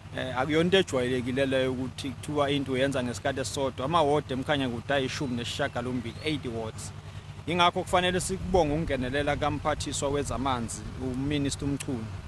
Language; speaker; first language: Zulu; native; Zulu